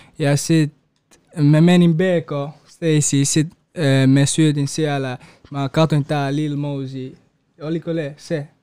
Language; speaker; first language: Finnish; non-native, learner; Kurdish